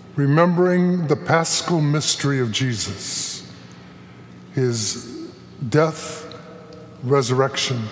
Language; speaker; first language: English; native; English